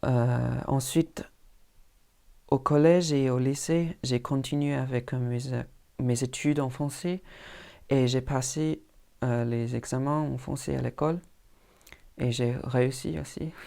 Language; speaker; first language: French; non-native, fluent; English